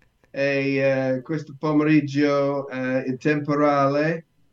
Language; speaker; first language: Italian; non-native, learner; English